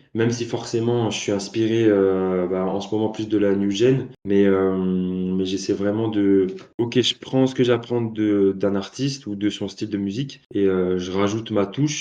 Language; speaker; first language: French; native; French